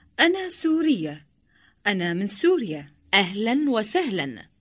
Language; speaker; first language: Arabic; non-native, learner; Indonesian